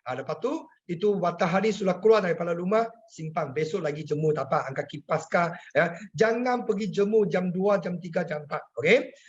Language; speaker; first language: Malay; non-native, local second language; Chinese